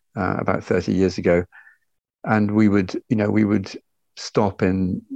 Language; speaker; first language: English; native; English